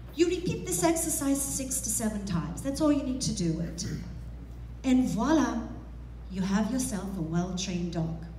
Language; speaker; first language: English; non-native, fluent; Romanian